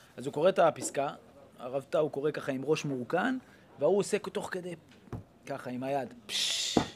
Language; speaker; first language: Hebrew; native; Hebrew